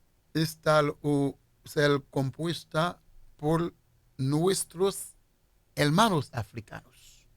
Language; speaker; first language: Spanish; non-native, fluent; Haitian Creole